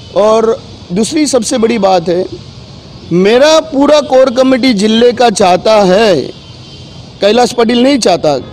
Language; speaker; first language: Hindi; non-native, local second language; Marathi